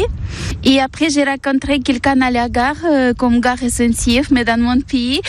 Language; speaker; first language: French; non-native, learner; Ukrainian